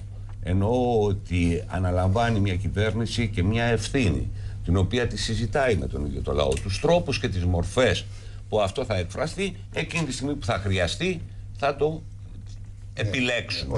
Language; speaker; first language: Greek; native; Greek